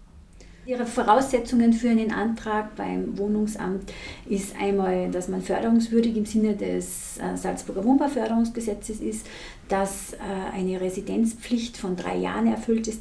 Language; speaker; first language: German; native; German